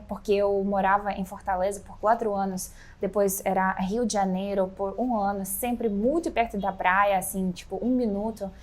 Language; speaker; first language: Portuguese; non-native, fluent; Russian